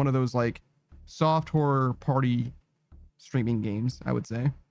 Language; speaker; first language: English; native; English